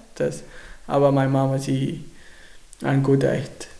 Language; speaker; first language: German; non-native, learner; Arabic